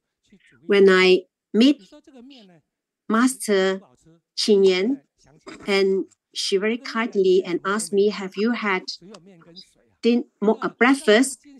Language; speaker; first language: English; non-native, learner; Chinese